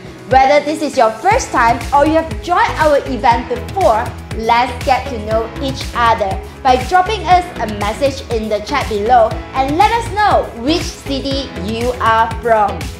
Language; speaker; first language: English; non-native, local second language; Chinese